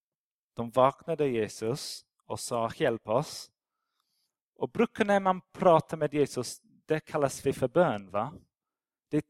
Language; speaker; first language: Swedish; non-native, fluent; English